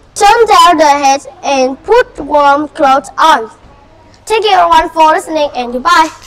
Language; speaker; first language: English; non-native, fluent; Vietnamese